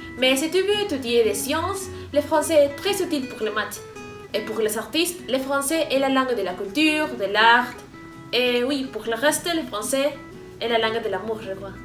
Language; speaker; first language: French; non-native, fluent; Spanish